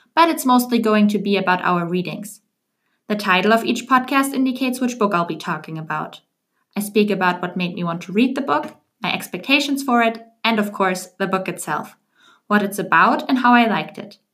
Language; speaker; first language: English; non-native, fluent; German